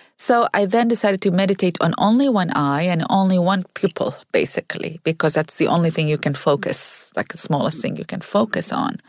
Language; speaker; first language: English; non-native, fluent; Arabic